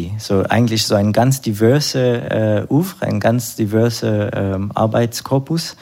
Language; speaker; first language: German; non-native, fluent; Hebrew